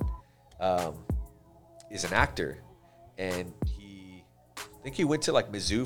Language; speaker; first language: English; native; English